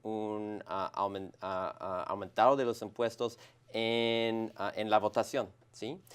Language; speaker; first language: Spanish; non-native, learner; English